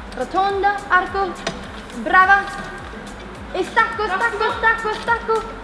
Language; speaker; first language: Italian; early bilingual, heritage; English